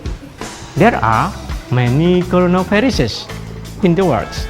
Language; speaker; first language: English; non-native, fluent; Indonesian